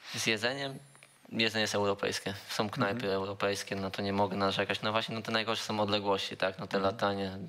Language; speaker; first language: Polish; native; Polish